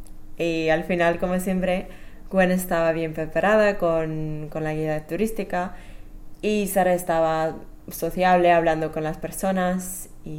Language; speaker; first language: Spanish; non-native, fluent; English